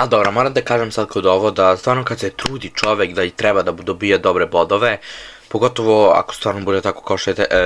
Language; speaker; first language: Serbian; early bilingual, heritage; Serbian